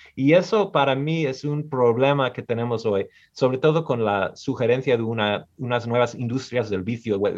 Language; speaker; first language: Spanish; early bilingual, heritage; Spanish